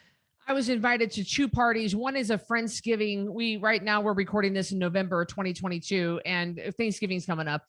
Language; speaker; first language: English; native; English